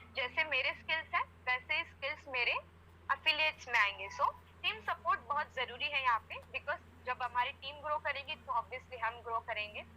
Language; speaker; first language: Hindi; non-native, local second language; Gujarati